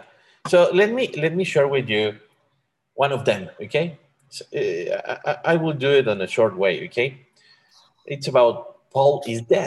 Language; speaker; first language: English; non-native, learner; Spanish